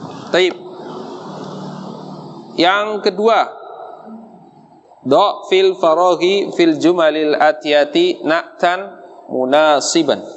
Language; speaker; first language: Arabic; non-native, learner; Indonesian